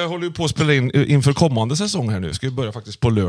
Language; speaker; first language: Swedish; native; Swedish